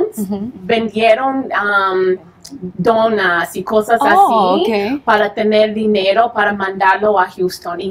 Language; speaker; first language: Spanish; early bilingual, heritage; English